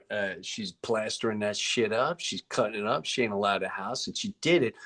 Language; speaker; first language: English; native; English